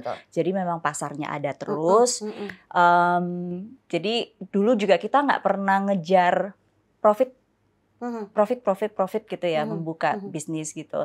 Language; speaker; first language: Indonesian; native; Indonesian